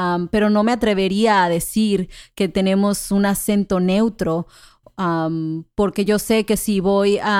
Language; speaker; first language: Spanish; native; Spanish